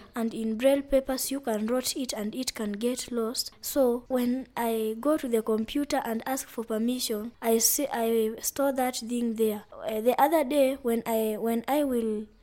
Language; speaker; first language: English; non-native, local second language; Luyia